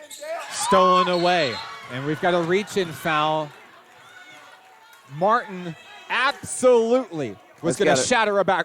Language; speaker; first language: English; native; English